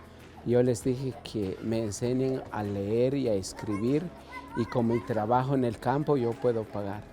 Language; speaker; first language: Spanish; non-native, local second language; Kʼicheʼ